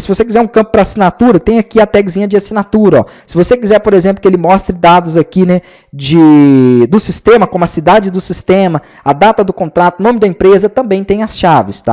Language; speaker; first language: Portuguese; native; Portuguese